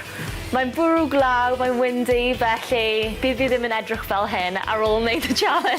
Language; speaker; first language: Welsh; non-native, local second language; English